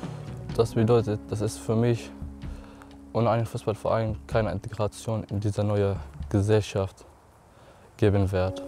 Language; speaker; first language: German; non-native, learner; Arabic